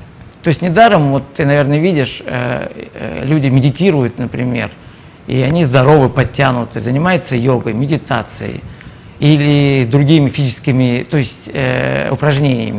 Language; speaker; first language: Russian; native; Russian